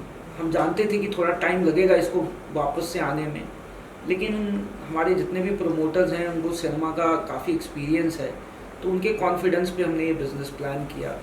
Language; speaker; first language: Hindi; native; Hindi